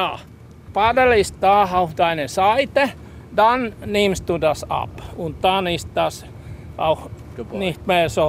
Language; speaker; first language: German; non-native, learner; Finnish